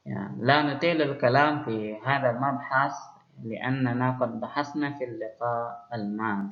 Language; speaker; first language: Arabic; non-native, fluent; Indonesian